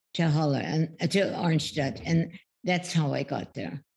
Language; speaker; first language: English; early bilingual, other home language; German